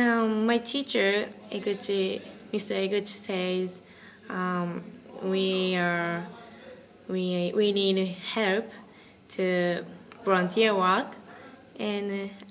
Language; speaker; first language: English; non-native, learner; Japanese